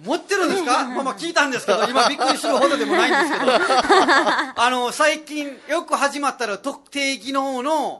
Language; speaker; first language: Japanese; non-native, fluent; Nepali